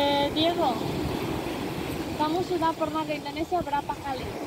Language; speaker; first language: Indonesian; non-native, fluent; Spanish